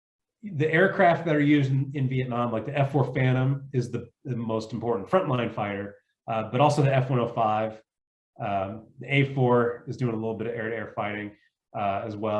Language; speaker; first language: English; native; English